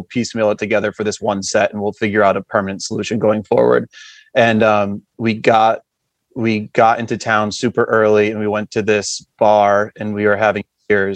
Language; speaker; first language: English; native; English